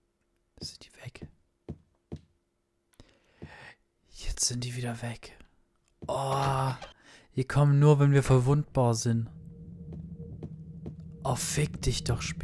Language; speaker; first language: German; native; German